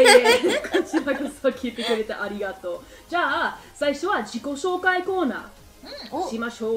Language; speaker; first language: Japanese; non-native, learner; English